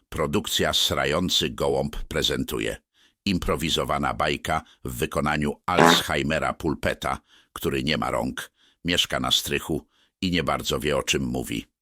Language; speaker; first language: Polish; non-native, learner; English